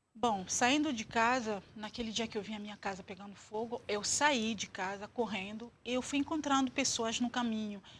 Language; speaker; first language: Portuguese; non-native, fluent; Swahili